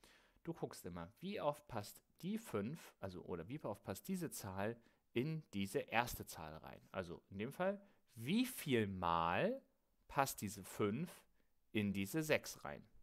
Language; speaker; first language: German; native; German